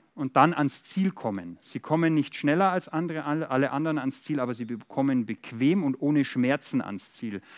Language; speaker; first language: German; native; German